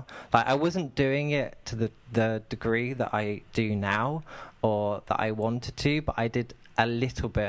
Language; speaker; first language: English; native; English